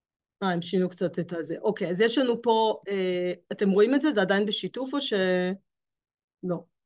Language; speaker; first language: Hebrew; native; Hebrew